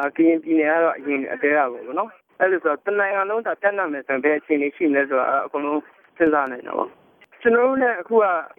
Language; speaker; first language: Burmese; non-native, local second language; Kachin